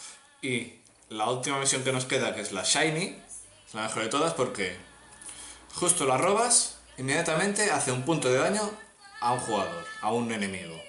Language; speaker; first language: Spanish; native; Spanish